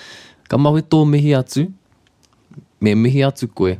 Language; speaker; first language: Māori; non-native, local second language; English